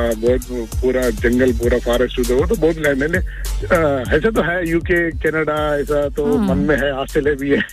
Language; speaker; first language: Hindi; non-native, local second language; Telugu